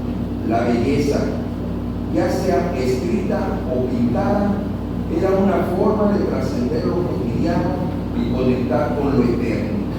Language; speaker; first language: Spanish; native; Spanish